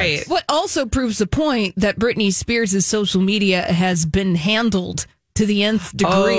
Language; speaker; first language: English; native; English